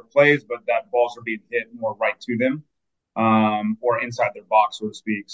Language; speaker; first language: English; native; English